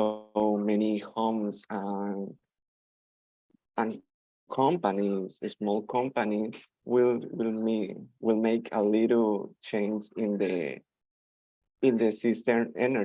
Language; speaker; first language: English; non-native, learner; Spanish